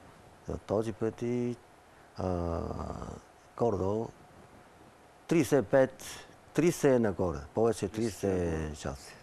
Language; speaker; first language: Bulgarian; non-native, learner; Chinese